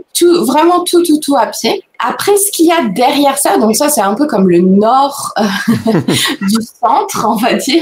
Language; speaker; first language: French; native; French